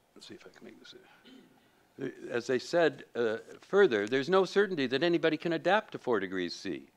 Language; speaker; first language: English; native; English